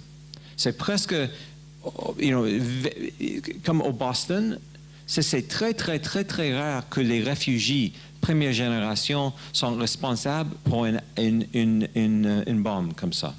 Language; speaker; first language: French; non-native, learner; English